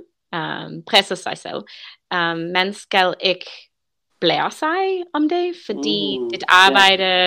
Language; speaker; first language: Danish; non-native, learner; English